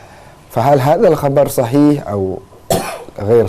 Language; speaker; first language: Arabic; non-native, fluent; Indonesian